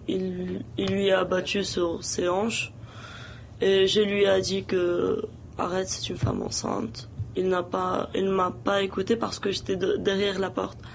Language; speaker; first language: French; non-native, local second language; Arabic